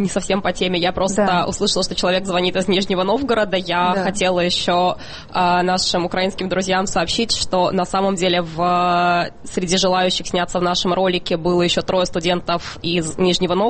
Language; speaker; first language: Russian; native; Russian